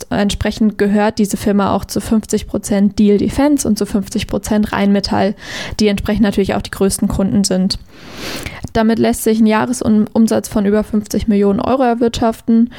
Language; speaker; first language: German; native; German